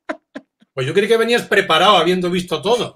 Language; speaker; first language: Spanish; native; Spanish